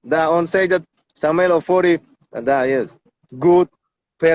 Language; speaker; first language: English; non-native, learner; Tajik